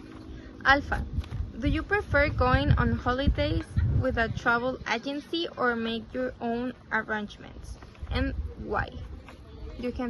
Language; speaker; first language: English; non-native, fluent; Spanish